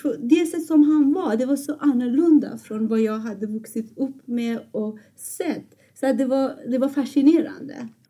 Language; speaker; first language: Swedish; non-native, fluent; Persian